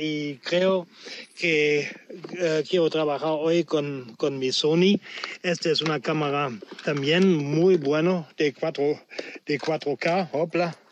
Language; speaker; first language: Spanish; non-native, learner; German